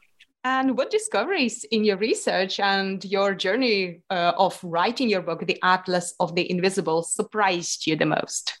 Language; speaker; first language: English; non-native, fluent; Lithuanian